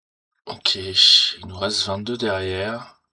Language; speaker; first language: French; native; French